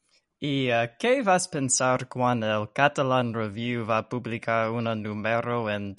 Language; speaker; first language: Catalan; non-native, learner; English